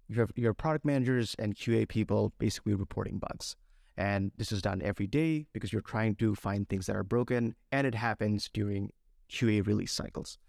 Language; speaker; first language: English; non-native, local second language; Bangla